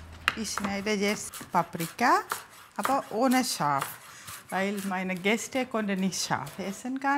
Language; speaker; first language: German; non-native, learner; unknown